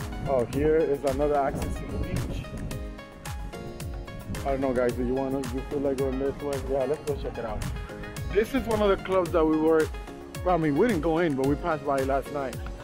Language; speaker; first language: English; native; English